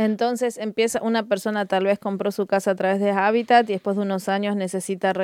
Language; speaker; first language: Spanish; native; Spanish